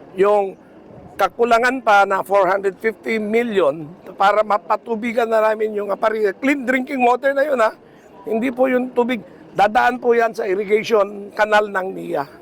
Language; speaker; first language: Filipino; non-native, local second language; Iloko